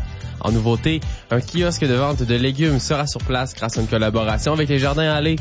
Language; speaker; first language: French; native; French